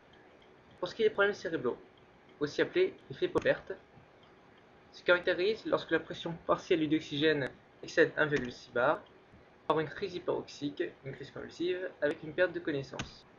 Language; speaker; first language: French; native; French